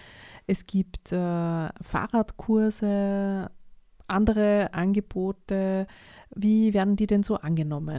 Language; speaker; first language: German; native; German